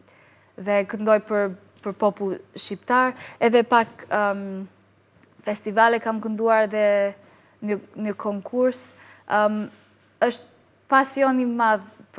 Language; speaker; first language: Albanian; non-native, learner; English